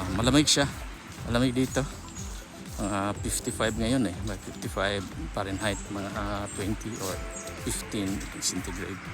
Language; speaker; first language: Filipino; non-native, local second language; Cebuano